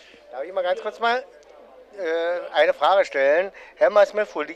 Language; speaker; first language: German; native; German